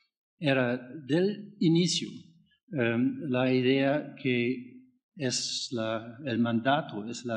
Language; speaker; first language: Spanish; non-native, learner; German